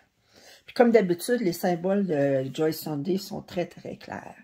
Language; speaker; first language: French; native; French